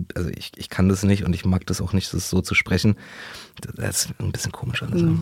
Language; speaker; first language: German; native; German